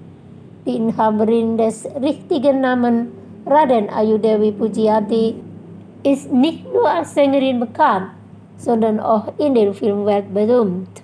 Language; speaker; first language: German; non-native, fluent; Indonesian